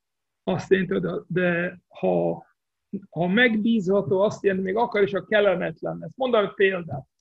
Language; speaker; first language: Hungarian; non-native, fluent; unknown